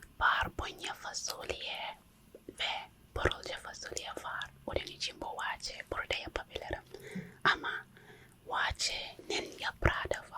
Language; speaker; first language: Turkish; non-native, local second language; English